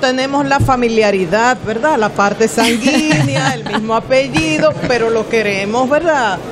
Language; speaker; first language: Spanish; native; Spanish